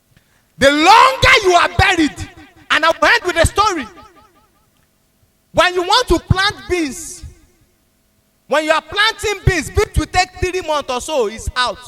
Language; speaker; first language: English; non-native, local second language; Yoruba